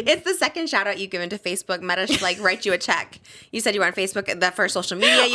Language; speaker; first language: English; native; English